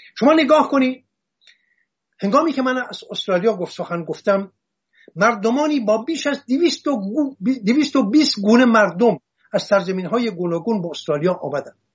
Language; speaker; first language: Persian; non-native, local second language; Assyrian Neo-Aramaic